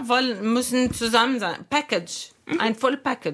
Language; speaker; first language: German; non-native, fluent; Arabic